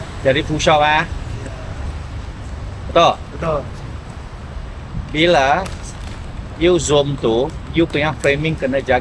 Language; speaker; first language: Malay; non-native, local second language; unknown